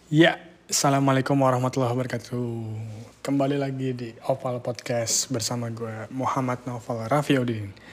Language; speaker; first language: Indonesian; native; Indonesian